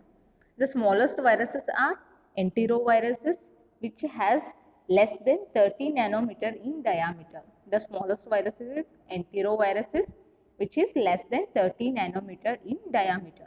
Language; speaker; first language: English; non-native, local second language; Kannada